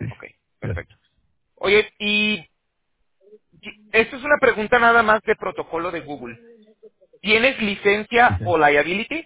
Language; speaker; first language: Spanish; native; Spanish